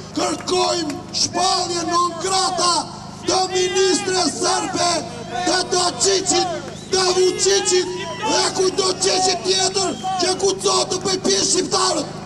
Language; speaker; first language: Albanian; native; Albanian